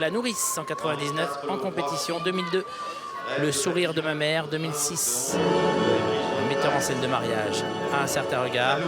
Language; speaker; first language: French; native; French